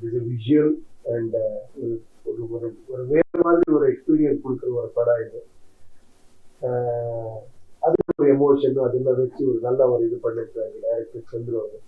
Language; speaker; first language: Tamil; non-native, learner; Kannada